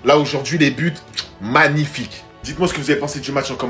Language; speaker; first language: French; native; French